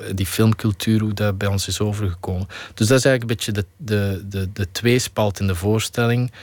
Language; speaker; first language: Dutch; native; Dutch